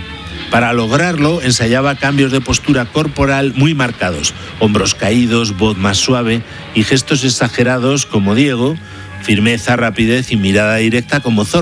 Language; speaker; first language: Spanish; native; Spanish